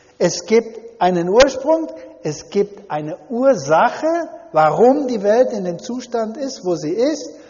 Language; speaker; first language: German; early bilingual, heritage; German